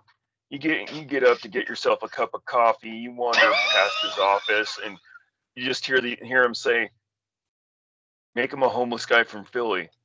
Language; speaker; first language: English; native; English